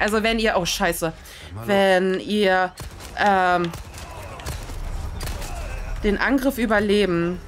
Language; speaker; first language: German; native; German